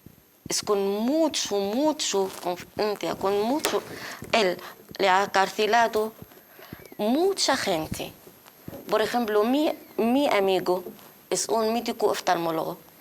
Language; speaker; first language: Spanish; non-native, learner; Arabic